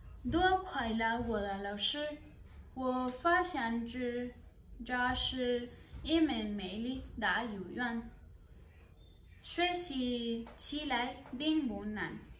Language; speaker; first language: Chinese; non-native, learner; Spanish